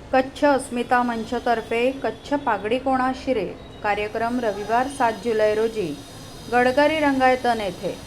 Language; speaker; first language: Marathi; native; Marathi